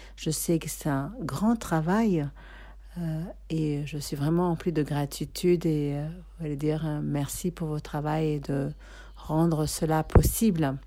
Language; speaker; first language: French; non-native, fluent; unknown